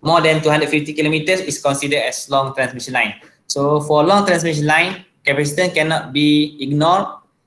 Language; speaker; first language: English; non-native, local second language; Malay